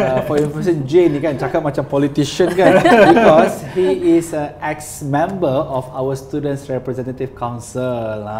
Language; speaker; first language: English; non-native, local second language; Malay